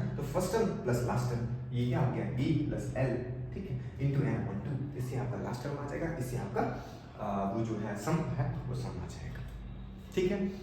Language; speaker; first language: Hindi; native; Hindi